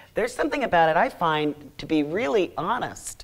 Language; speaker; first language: English; native; English